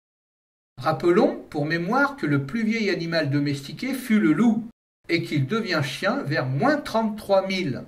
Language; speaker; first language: French; native; French